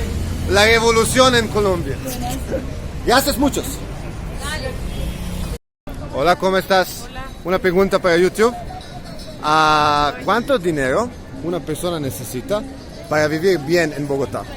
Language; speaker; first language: Spanish; non-native, learner; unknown